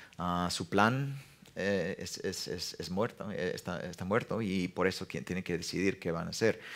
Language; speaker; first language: Spanish; non-native, fluent; English